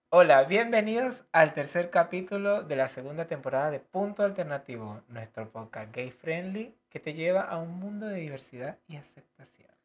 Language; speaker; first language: Spanish; native; Spanish